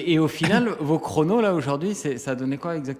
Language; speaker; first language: French; native; French